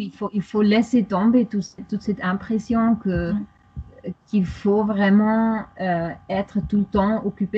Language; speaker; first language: French; non-native, fluent; German